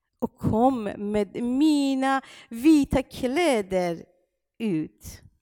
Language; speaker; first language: Swedish; non-native, fluent; Persian